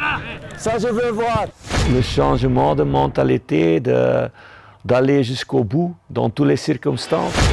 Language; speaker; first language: French; non-native, local second language; Dutch